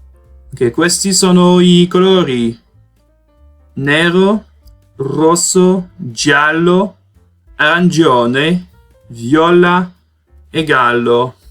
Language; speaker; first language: Italian; non-native, learner; Portuguese